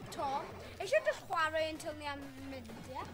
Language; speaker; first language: Welsh; non-native, local second language; English